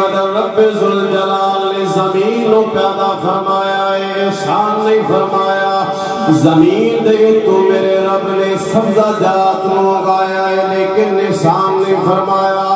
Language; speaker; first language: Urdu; non-native, local second language; Punjabi